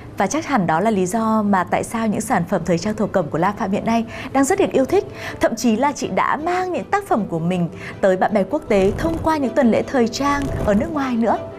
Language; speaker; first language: Vietnamese; native; Vietnamese